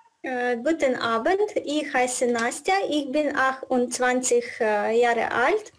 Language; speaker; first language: German; non-native, learner; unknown